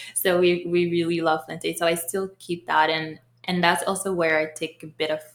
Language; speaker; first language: English; early bilingual, other home language; Haitian Creole